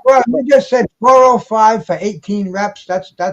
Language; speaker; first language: English; native; English